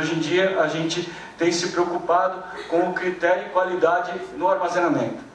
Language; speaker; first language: Portuguese; native; Portuguese